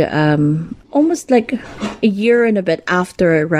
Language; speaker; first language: English; non-native, local second language; Cebuano